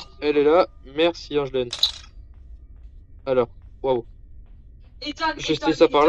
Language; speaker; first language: French; native; French